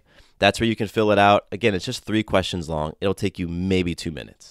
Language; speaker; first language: English; native; English